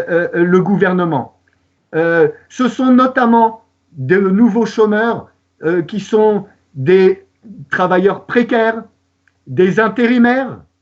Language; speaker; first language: French; native; French